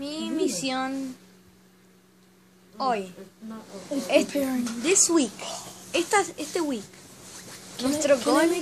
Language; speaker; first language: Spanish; early bilingual, heritage; Spanish